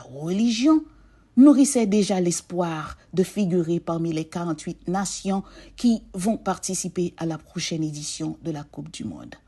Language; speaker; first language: French; non-native, local second language; Haitian Creole